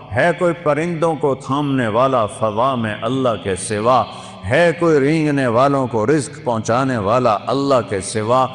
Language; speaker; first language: Urdu; non-native, local second language; Punjabi